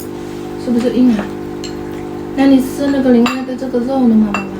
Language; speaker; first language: Chinese; non-native, fluent; Indonesian